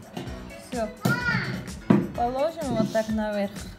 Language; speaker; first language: Russian; non-native, learner; Tajik